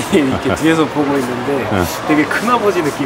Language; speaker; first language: Korean; native; Korean